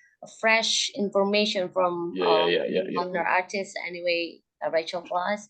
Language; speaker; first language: English; non-native, learner; Indonesian